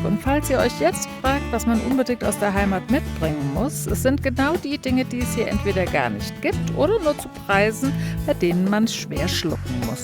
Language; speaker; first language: German; native; German